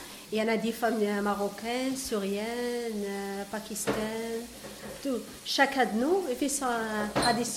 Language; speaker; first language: French; non-native, learner; Arabic